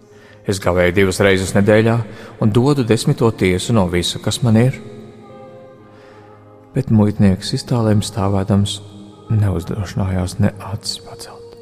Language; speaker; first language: Latvian; native; Latvian